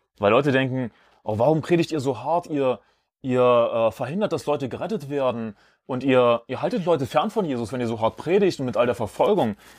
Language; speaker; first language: German; native; German